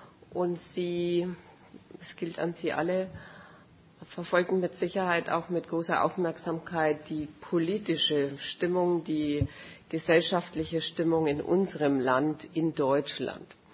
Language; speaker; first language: German; native; German